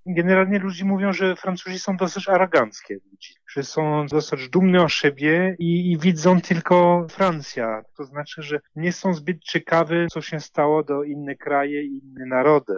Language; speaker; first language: Polish; non-native, learner; French